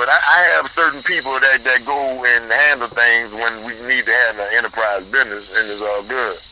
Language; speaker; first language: English; native; English